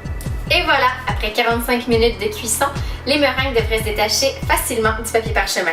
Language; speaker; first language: French; native; French